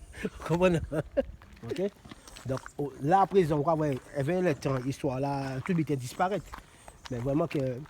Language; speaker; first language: French; non-native, local second language; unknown